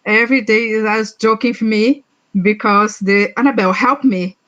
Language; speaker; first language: English; non-native, learner; Portuguese